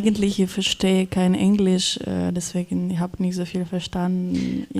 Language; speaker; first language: German; non-native, learner; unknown